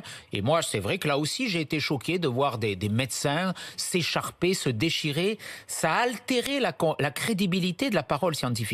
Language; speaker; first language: French; native; French